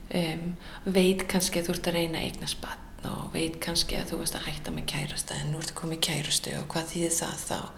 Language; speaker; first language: Icelandic; native; Icelandic